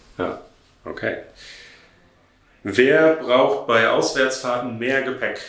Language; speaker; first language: German; native; German